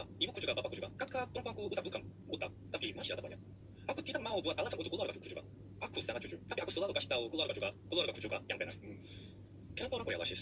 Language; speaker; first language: Indonesian; non-native, learner; Korean